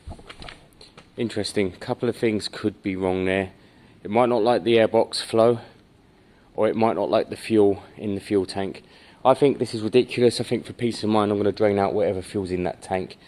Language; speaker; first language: English; native; English